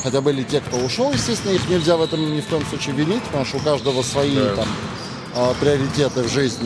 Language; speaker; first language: Russian; native; Russian